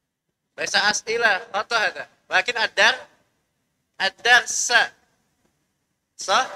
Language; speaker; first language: Arabic; non-native, fluent; Indonesian